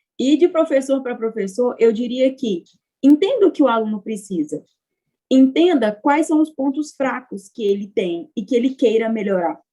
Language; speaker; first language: Portuguese; native; Portuguese